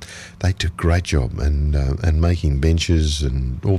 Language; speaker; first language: English; native; English